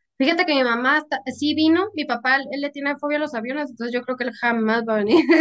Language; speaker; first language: Spanish; native; Spanish